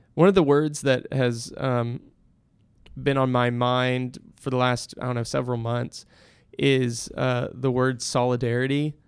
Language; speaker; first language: English; native; English